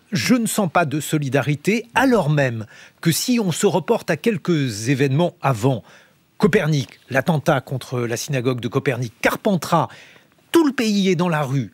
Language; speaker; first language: French; native; French